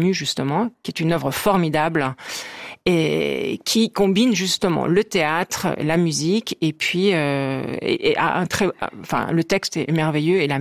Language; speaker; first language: French; native; French